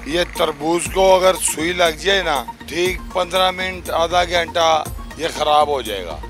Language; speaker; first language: Urdu; native; Urdu